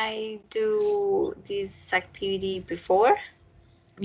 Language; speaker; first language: English; non-native, learner; Spanish